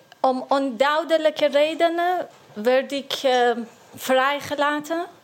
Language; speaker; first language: Dutch; non-native, learner; Persian